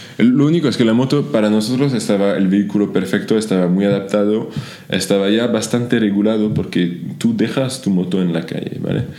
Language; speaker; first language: Spanish; non-native, fluent; French